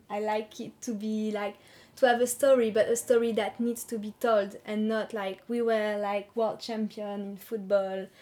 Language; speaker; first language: English; non-native, fluent; French